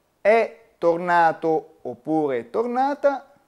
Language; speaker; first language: Italian; native; Italian